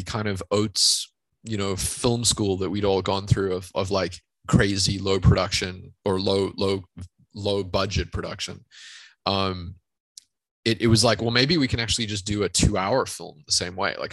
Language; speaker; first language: English; native; English